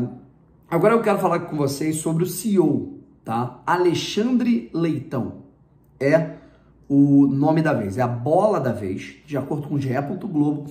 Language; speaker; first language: Portuguese; native; Portuguese